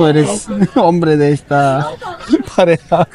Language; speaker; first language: Spanish; non-native, learner; Turkish